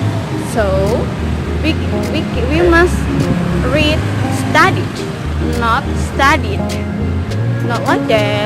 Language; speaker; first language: English; non-native, learner; Indonesian